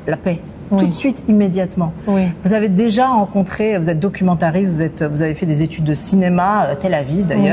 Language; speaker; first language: French; native; French